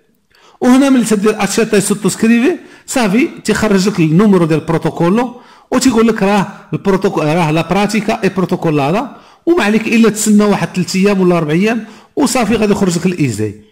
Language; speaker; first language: Arabic; native; Arabic